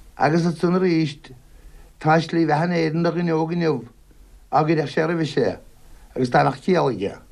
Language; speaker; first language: Irish; native; Irish